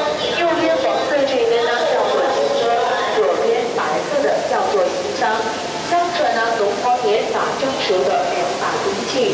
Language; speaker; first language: Chinese; native; Chinese